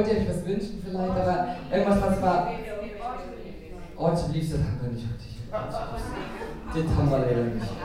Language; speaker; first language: German; native; German